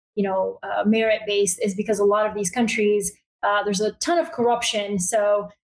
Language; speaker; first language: English; early bilingual, other home language; Bulgarian